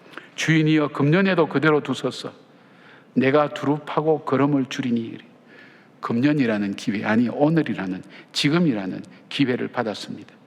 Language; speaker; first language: Korean; native; Korean